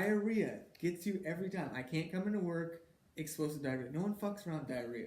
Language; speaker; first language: English; native; English